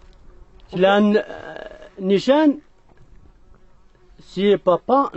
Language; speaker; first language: French; non-native, learner; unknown